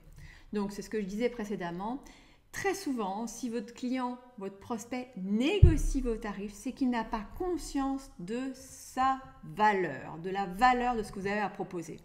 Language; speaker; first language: French; native; French